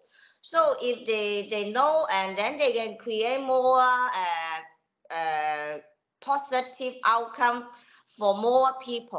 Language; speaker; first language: English; non-native, local second language; Cantonese